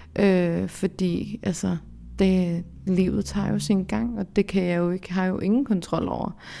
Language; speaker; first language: Danish; early bilingual, other home language; Central Kurdish